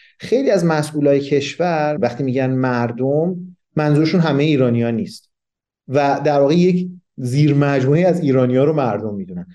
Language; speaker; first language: Persian; non-native, local second language; Kurdish